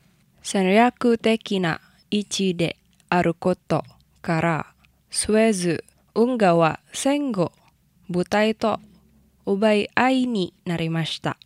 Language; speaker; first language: Japanese; non-native, fluent; Indonesian